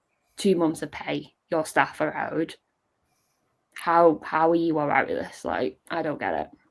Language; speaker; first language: English; native; English